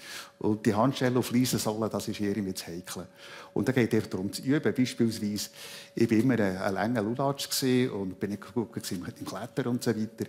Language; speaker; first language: German; native; German